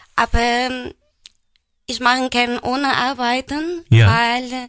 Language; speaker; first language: German; non-native, fluent; Portuguese